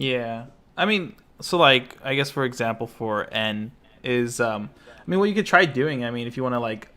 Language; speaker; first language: English; native; English